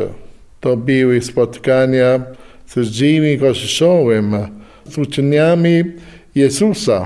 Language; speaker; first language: Polish; non-native, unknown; Italian